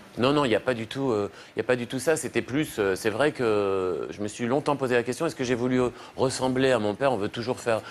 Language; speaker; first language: French; native; French